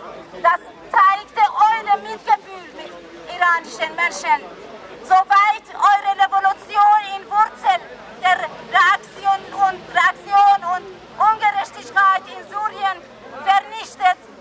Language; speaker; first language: German; non-native, learner; Persian